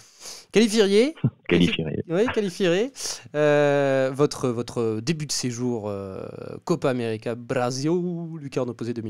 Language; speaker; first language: French; native; French